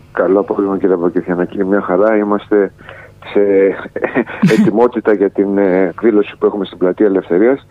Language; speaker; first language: Greek; native; Greek